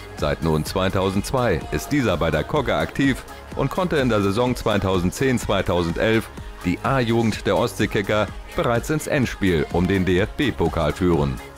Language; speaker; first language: German; native; German